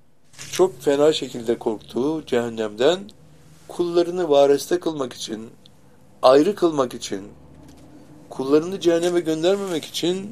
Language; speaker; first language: Turkish; native; Turkish